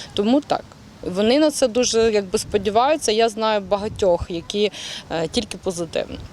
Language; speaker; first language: Ukrainian; native; Ukrainian